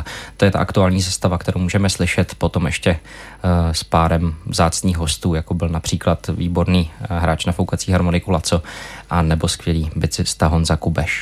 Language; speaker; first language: Czech; native; Czech